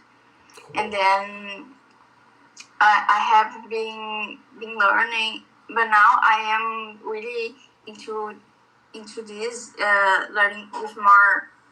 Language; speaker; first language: English; non-native, learner; Portuguese